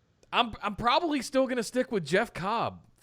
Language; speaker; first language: English; native; English